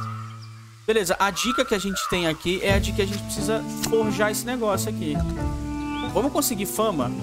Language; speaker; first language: Portuguese; native; Portuguese